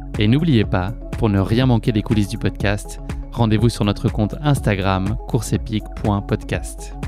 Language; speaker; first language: French; native; French